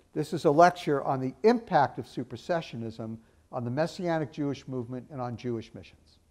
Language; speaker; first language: English; native; English